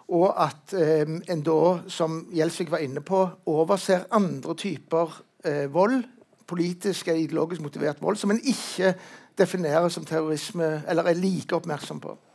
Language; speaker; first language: Norwegian; native; Norwegian